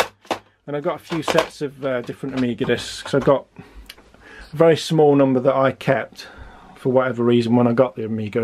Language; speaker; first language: English; native; English